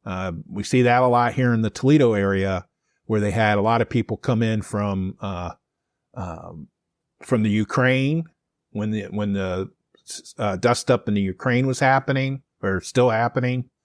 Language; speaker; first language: English; native; English